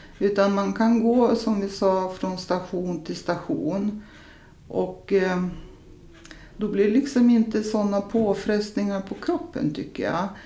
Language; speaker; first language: Swedish; early bilingual, other home language; Serbian